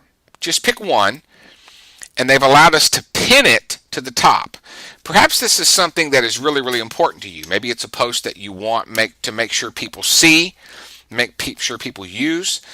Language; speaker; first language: English; native; English